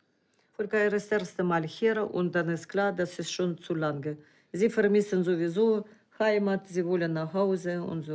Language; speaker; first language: German; non-native, fluent; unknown